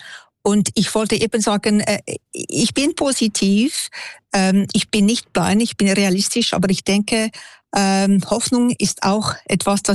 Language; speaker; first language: German; non-native, local second language; French